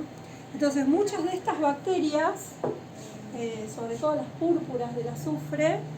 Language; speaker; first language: Spanish; native; Spanish